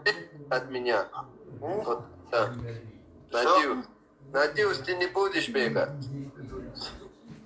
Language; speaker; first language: Russian; non-native, learner; Tajik